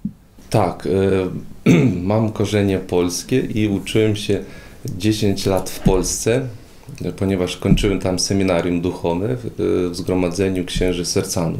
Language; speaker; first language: Polish; non-native, fluent; Russian